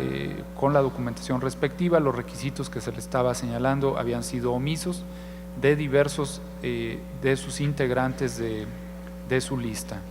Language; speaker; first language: Spanish; native; Spanish